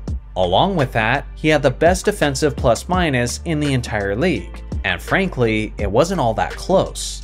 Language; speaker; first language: English; native; English